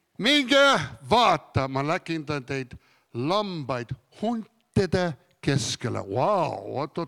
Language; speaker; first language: Estonian; non-native, fluent; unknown